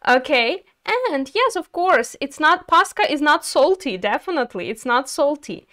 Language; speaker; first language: English; non-native, fluent; Ukrainian